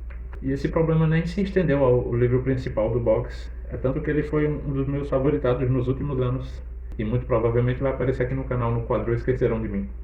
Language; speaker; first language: Portuguese; native; Portuguese